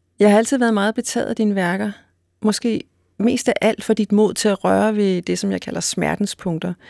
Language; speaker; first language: Danish; native; Danish